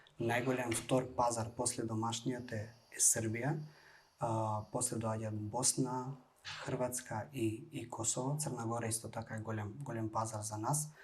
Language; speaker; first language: Macedonian; non-native, local second language; Albanian